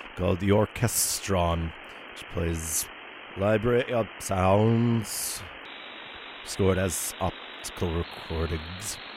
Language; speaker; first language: English; native; English